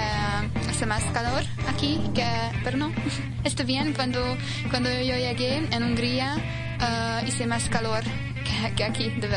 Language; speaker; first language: Spanish; non-native, learner; Hungarian